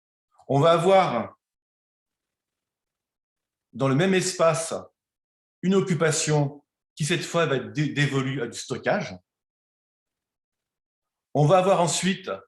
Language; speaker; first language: French; native; French